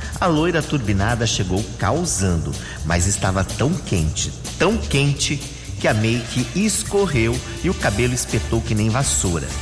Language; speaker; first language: Portuguese; native; Portuguese